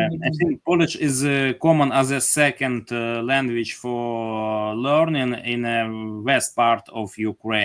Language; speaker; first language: English; non-native, learner; Ukrainian